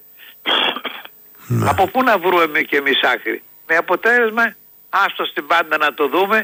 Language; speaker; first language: Greek; native; Greek